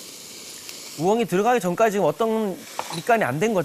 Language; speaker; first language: Korean; native; Korean